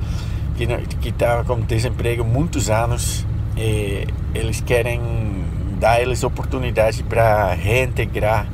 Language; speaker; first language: Portuguese; non-native, fluent; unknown